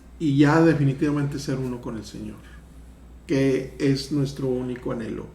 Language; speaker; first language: Spanish; native; Spanish